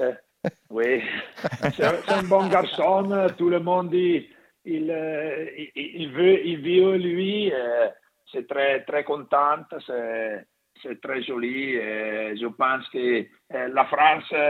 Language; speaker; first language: French; non-native, learner; Italian